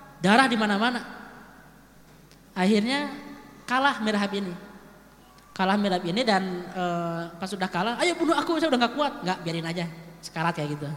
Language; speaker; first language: Indonesian; native; Indonesian